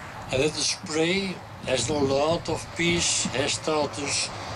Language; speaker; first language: English; non-native, fluent; Dutch